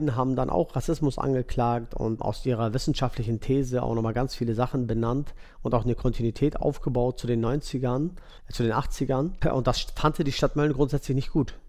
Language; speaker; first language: German; native; German